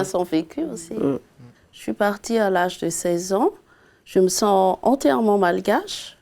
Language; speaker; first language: French; non-native, local second language; Malagasy